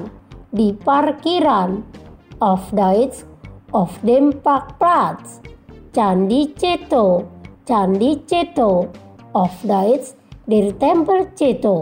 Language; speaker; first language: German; non-native, learner; Indonesian